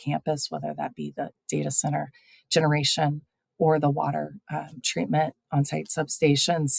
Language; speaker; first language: English; native; English